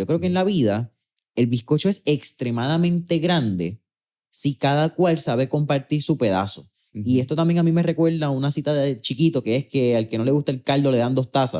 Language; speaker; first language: Spanish; native; Spanish